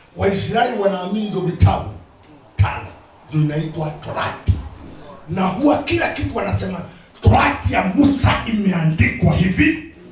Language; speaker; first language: Swahili; non-native, local second language; Kikuyu